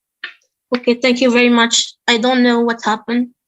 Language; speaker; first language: English; non-native, learner; Arabic